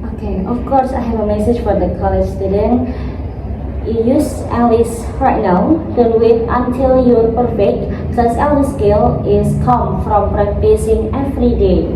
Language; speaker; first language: English; non-native, learner; Indonesian